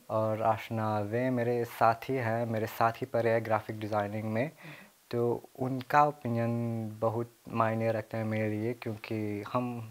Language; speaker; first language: Hindi; early bilingual, heritage; Hindi